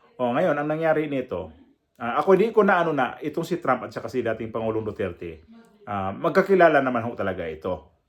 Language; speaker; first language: Filipino; non-native, local second language; Cebuano